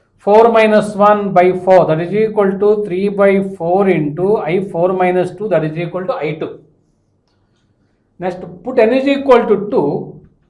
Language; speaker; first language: English; non-native, local second language; Telugu